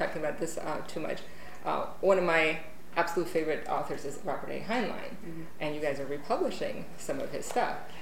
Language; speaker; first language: English; non-native, fluent; Romanian